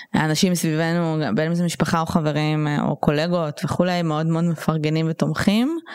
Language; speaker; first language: Hebrew; non-native, local second language; Russian